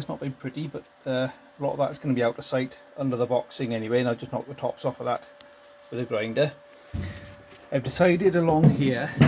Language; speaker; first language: English; native; English